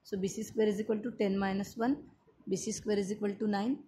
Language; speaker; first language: Hindi; non-native, local second language; Marathi